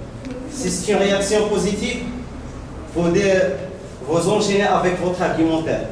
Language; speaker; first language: French; non-native, local second language; Arabic